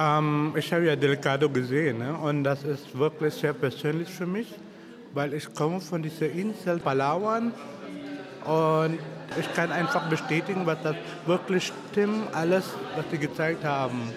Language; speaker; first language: German; non-native, fluent; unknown